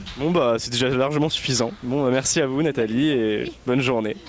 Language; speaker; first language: French; native; French